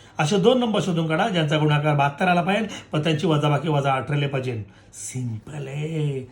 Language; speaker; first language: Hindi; non-native, local second language; Marathi